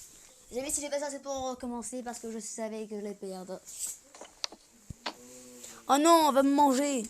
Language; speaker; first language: French; native; French